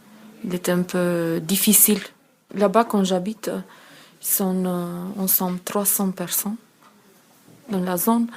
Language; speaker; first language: French; non-native, learner; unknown